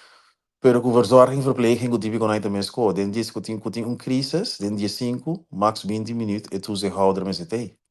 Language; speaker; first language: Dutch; non-native, local second language; Papiamento